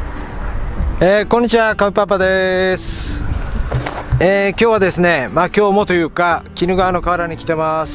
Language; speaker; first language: Japanese; native; Japanese